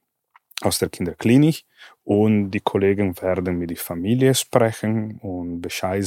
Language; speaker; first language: German; non-native, fluent; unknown